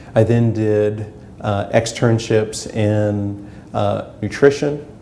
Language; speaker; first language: English; native; English